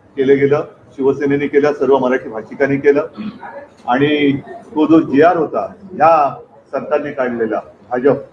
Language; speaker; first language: Marathi; native; Marathi